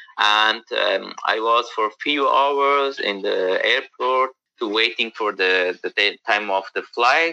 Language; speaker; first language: English; non-native, learner; Persian